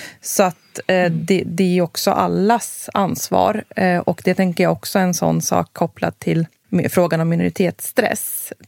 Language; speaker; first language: Swedish; native; Swedish